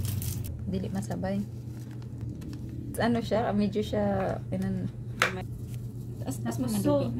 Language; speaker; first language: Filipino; non-native, local second language; Cebuano